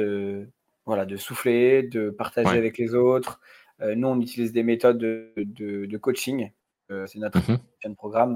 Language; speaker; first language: French; native; French